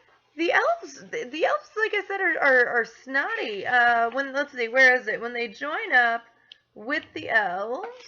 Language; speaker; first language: English; native; English